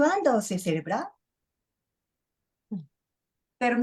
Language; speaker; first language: Spanish; non-native, learner; Japanese